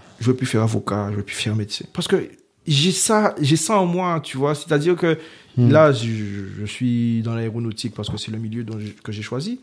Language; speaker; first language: French; early bilingual, other home language; Haitian Creole